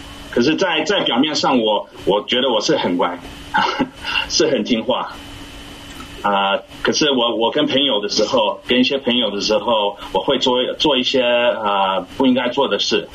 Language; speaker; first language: Chinese; early bilingual, heritage; English